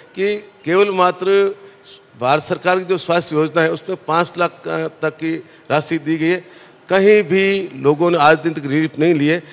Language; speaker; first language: Hindi; native; Hindi